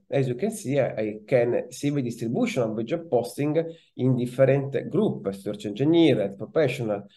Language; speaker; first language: English; non-native, fluent; Italian